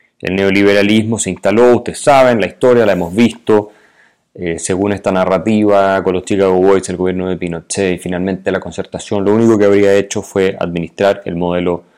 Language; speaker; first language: Spanish; native; Spanish